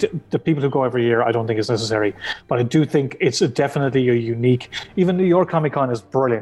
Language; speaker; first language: English; native; English